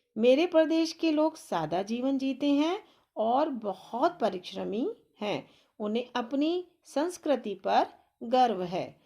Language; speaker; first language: Hindi; native; Hindi